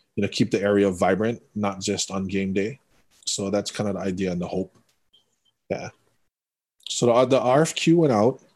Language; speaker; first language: English; native; English